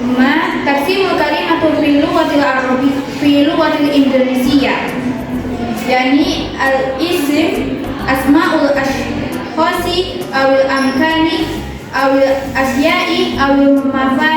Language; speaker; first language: Arabic; non-native, learner; Indonesian